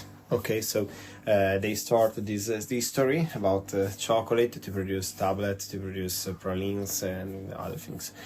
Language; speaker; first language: English; non-native, learner; Italian